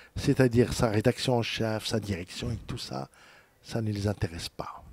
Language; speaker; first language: French; non-native, local second language; Arabic